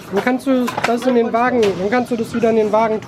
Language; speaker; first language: German; native; German